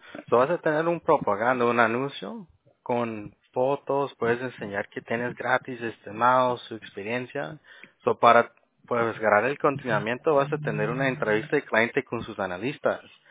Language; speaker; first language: Spanish; early bilingual, heritage; Spanish